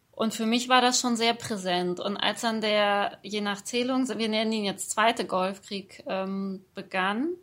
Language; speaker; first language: German; early bilingual, other home language; Persian